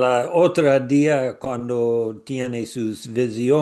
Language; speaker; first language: Spanish; non-native, learner; English